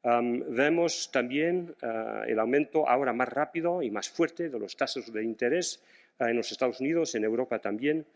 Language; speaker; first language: Spanish; non-native, fluent; English